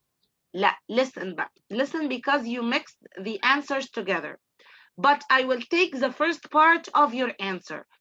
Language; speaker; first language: English; non-native, fluent; Arabic